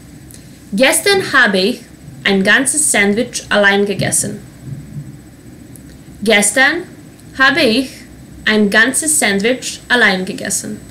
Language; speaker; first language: German; non-native, fluent; Serbian